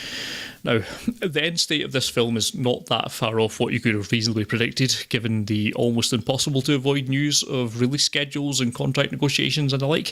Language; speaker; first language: English; native; English